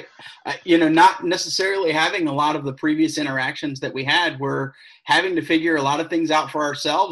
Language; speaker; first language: English; native; English